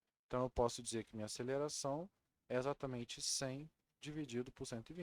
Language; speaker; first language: Portuguese; native; Portuguese